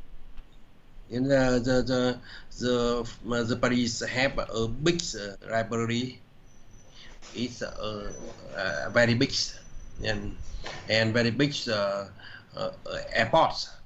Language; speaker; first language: English; non-native, learner; Vietnamese